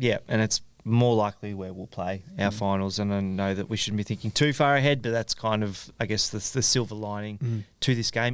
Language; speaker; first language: English; native; English